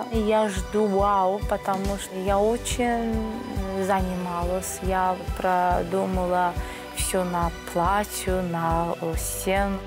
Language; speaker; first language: Russian; non-native, learner; Azerbaijani